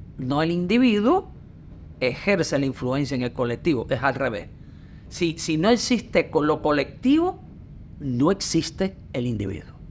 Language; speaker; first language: Spanish; native; Spanish